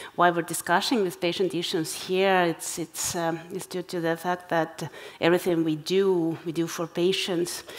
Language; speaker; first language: English; non-native, fluent; Estonian